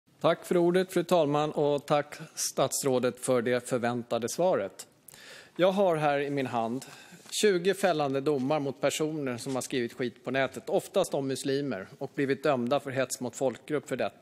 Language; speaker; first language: Swedish; native; Swedish